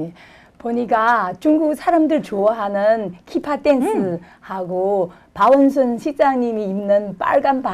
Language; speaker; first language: Korean; non-native, fluent; Chinese